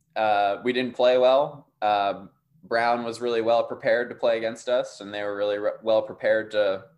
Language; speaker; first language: English; native; English